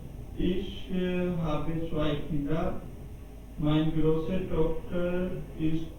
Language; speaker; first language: German; non-native, learner; Urdu